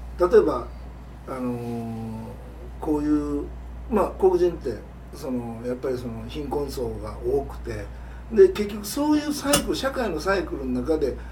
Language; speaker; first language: Japanese; native; Japanese